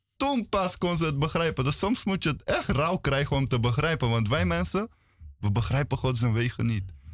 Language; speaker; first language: Dutch; early bilingual, other home language; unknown